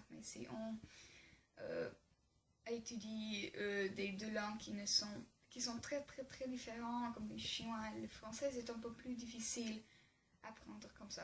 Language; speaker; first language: French; non-native, learner; English